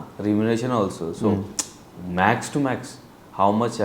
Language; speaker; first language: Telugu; non-native, local second language; Urdu